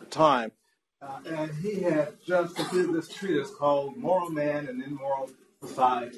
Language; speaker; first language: English; native; English